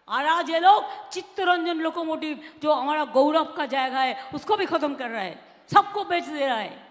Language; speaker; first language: Hindi; non-native, local second language; Bangla